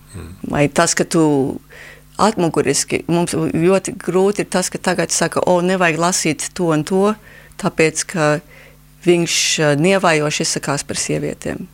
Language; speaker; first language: Latvian; early bilingual, heritage; Latvian